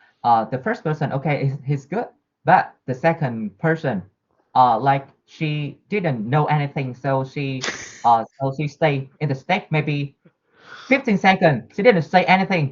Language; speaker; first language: English; non-native, learner; Vietnamese